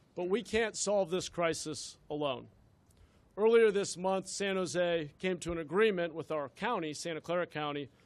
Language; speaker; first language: English; native; English